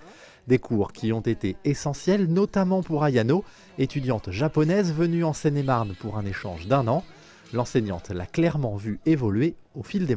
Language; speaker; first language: French; native; French